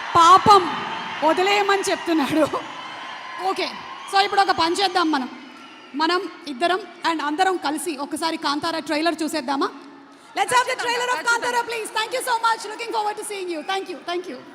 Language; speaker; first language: Telugu; native; Telugu